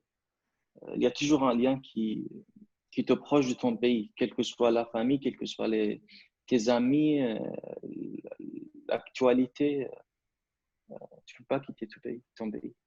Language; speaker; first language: French; non-native, fluent; Arabic